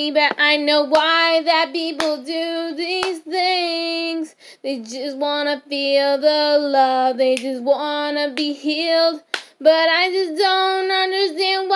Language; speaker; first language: English; native; English